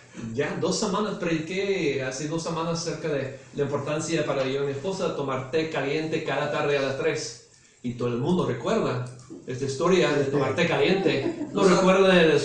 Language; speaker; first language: Spanish; non-native, fluent; English